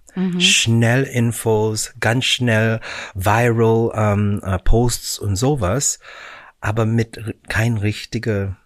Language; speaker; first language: German; non-native, fluent; English